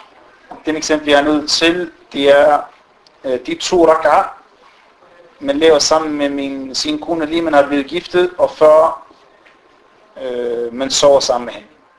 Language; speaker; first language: Danish; non-native, fluent; Arabic